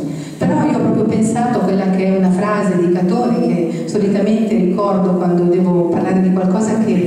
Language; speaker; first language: Italian; native; Italian